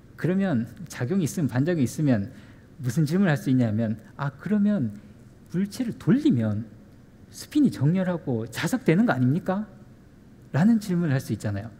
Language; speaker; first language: Korean; native; Korean